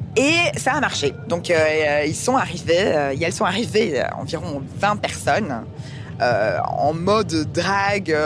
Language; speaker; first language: French; native; French